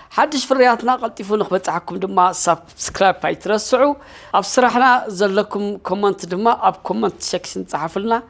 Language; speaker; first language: Tigrinya; native; Tigrinya